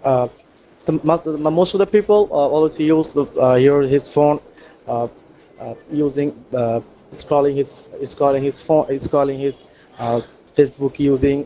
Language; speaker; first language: English; non-native, learner; Bangla